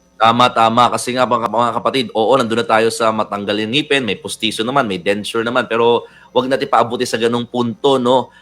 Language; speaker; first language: Filipino; native; Filipino